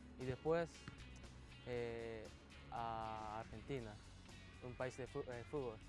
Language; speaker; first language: Spanish; non-native, fluent; Japanese